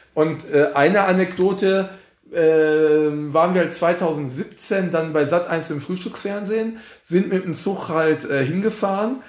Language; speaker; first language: German; native; German